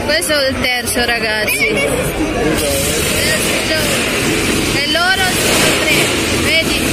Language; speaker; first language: Italian; non-native, learner; Filipino